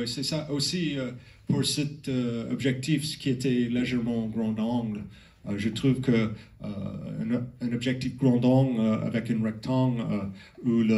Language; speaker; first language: French; non-native, learner; English